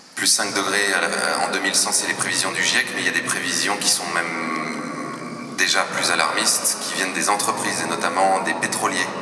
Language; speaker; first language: French; native; French